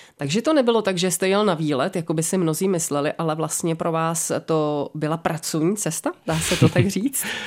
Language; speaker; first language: Czech; native; Czech